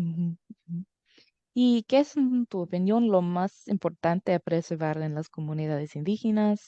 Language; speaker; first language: Spanish; early bilingual, heritage; English